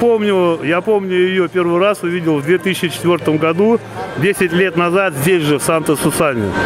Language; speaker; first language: Russian; native; Russian